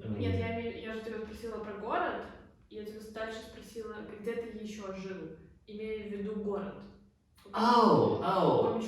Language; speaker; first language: Russian; native; Russian